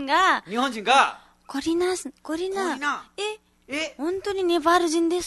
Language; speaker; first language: Japanese; non-native, learner; Nepali